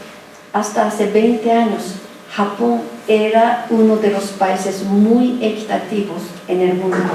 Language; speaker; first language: Spanish; non-native, fluent; Japanese